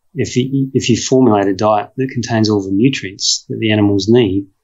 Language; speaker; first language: English; native; English